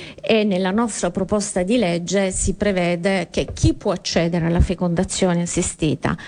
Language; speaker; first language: Italian; native; Italian